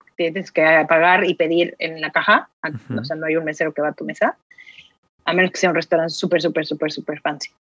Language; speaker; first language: Spanish; native; Spanish